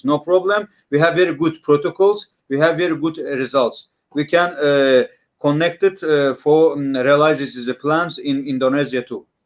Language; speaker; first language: English; non-native, learner; Russian